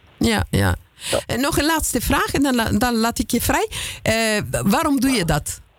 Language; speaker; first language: Dutch; non-native, fluent; Italian